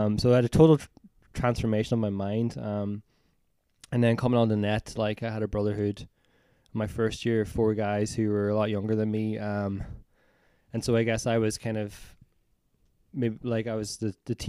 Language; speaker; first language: English; native; English